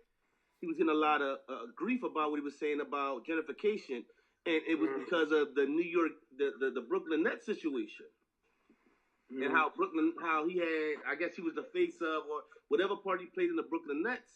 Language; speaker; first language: English; native; English